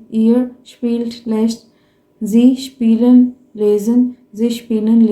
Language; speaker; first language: German; non-native, fluent; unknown